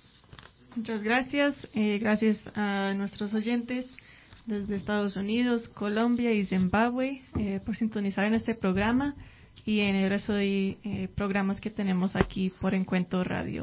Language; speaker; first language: Spanish; non-native, fluent; English